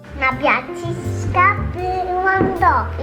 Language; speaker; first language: Polish; early bilingual, heritage; Polish